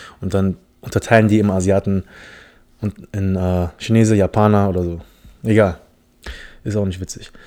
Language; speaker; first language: German; early bilingual, other home language; English